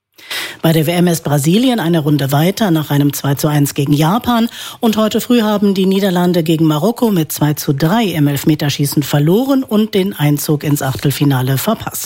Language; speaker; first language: German; native; German